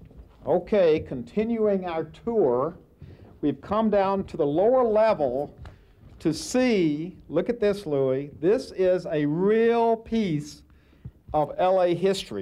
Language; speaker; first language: English; native; English